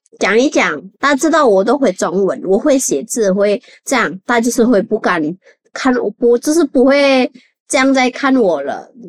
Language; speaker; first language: Chinese; non-native, fluent; Javanese